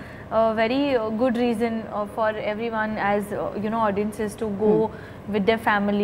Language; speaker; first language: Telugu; non-native, learner; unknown